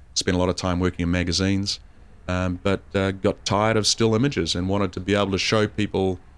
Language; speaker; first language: English; native; English